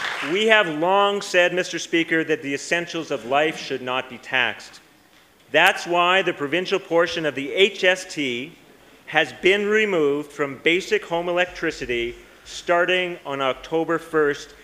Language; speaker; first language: English; native; English